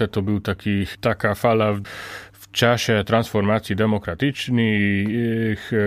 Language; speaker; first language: Polish; non-native, fluent; Hungarian